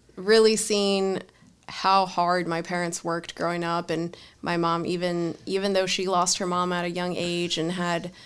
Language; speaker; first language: English; early bilingual, other home language; Spanish